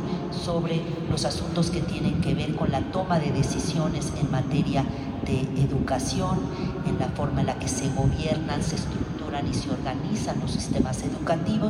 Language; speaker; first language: Spanish; native; Spanish